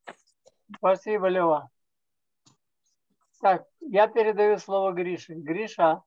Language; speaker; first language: Russian; native; Russian